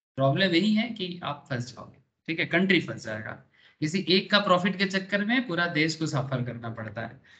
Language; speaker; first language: Hindi; non-native, local second language; Bangla